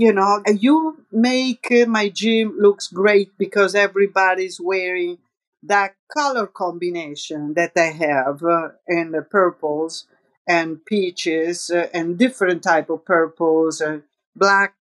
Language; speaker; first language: English; non-native, fluent; Italian